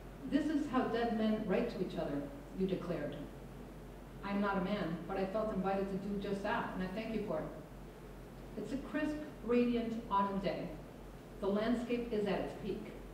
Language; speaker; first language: English; non-native, fluent; Spanish